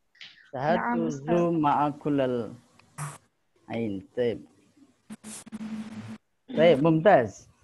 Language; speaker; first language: Arabic; non-native, fluent; Indonesian